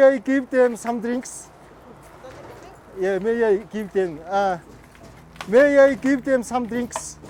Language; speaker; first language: English; non-native, learner; Mongolian